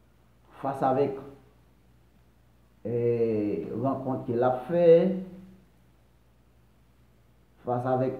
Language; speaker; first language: French; non-native, local second language; Haitian Creole